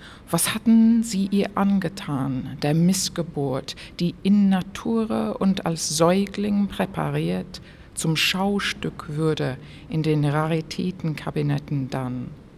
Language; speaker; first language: German; non-native, fluent; English